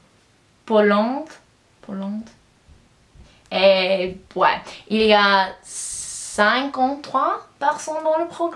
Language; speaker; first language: French; non-native, learner; English